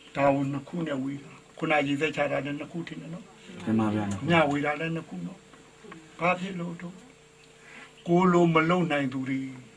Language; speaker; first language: Burmese; native; Burmese